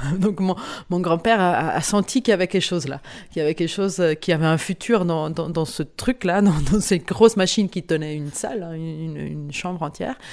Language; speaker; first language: French; non-native, local second language; Italian